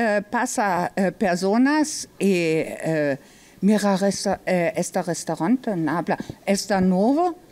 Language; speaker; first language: Spanish; non-native, learner; German